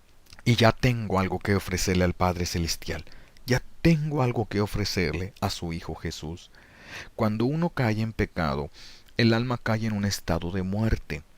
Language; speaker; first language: Spanish; native; Spanish